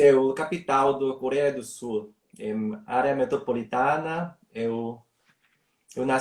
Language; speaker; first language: Portuguese; non-native, learner; Korean